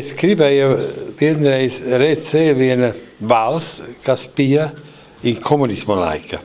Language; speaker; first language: Latvian; non-native, learner; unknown